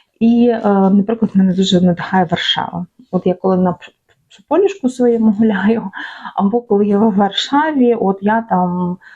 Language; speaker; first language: Ukrainian; native; Ukrainian